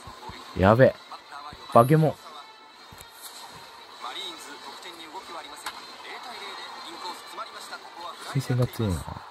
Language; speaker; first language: Japanese; native; Japanese